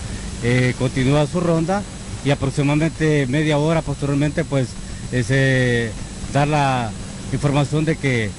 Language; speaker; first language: Spanish; native; Spanish